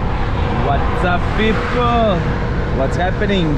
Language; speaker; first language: English; non-native, fluent; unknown